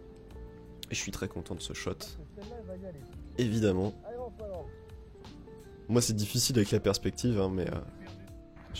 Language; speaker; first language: French; native; French